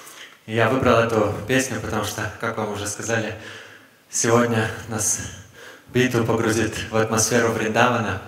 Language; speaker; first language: Russian; native; Russian